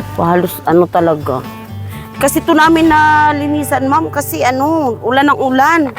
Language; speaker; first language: Filipino; non-native, local second language; Cebuano